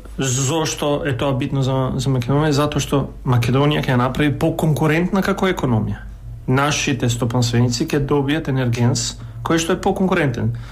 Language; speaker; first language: Macedonian; non-native, local second language; Albanian